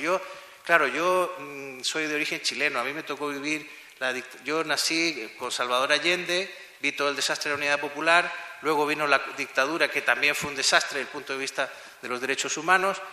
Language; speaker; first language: Spanish; native; Spanish